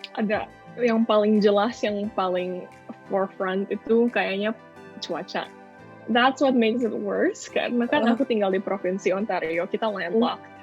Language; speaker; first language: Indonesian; native; Indonesian